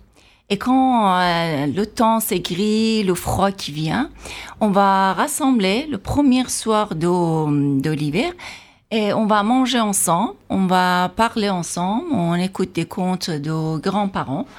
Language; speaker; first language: French; non-native, fluent; Persian